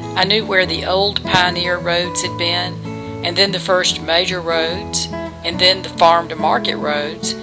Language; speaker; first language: English; native; English